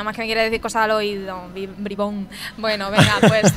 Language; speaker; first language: Spanish; native; Spanish